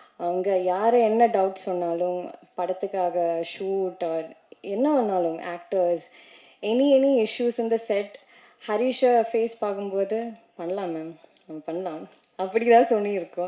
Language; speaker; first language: Tamil; non-native, learner; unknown